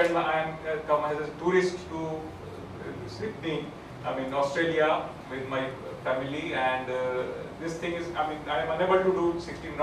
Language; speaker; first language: English; non-native, local second language; Hindi